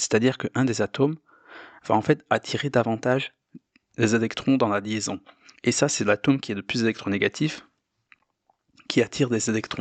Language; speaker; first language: French; native; French